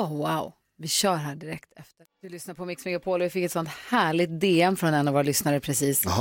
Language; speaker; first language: Swedish; native; Swedish